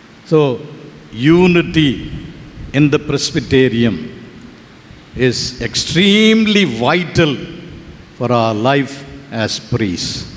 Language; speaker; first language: English; non-native, local second language; Tamil